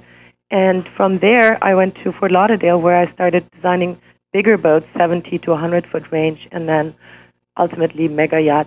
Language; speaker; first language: English; non-native, fluent; German